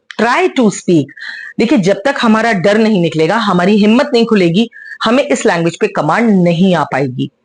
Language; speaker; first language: Hindi; native; Hindi